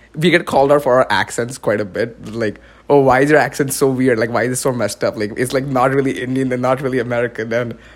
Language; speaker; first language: English; non-native, local second language; Marathi